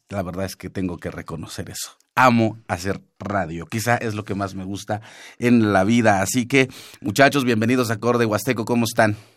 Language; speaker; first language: Spanish; non-native, local second language; Nahuatl languages